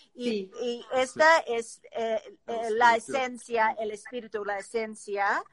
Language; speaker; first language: Spanish; non-native, learner; English